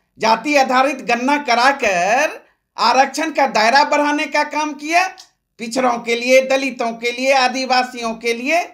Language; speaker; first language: Hindi; native; Hindi